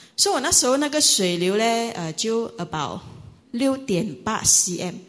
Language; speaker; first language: Chinese; native; Chinese